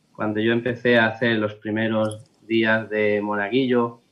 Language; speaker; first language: Spanish; native; Spanish